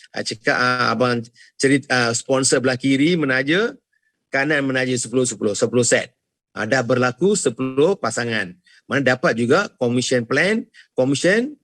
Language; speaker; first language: Malay; non-native, local second language; Tamil